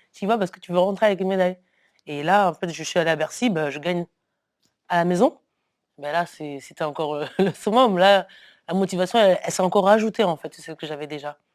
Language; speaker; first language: French; early bilingual, other home language; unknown